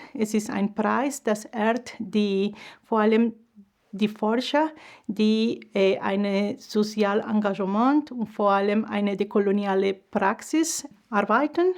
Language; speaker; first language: German; non-native, fluent; Spanish